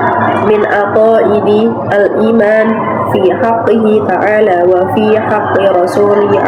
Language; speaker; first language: Arabic; non-native, learner; Indonesian